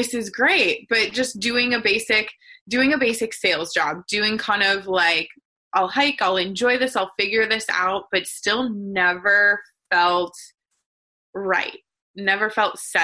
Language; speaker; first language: English; native; English